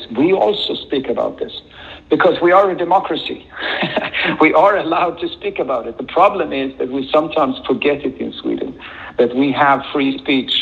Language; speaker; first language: English; non-native, fluent; Swedish